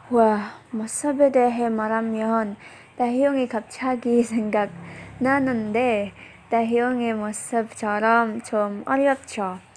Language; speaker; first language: Korean; non-native, learner; Indonesian